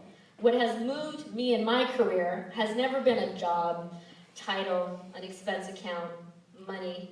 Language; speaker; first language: English; early bilingual, other home language; Spanish